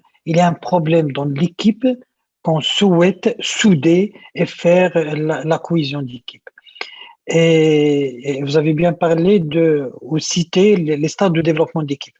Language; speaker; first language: French; non-native, local second language; Arabic